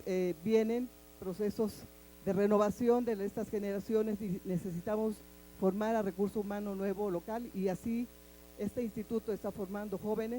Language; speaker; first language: Spanish; native; Spanish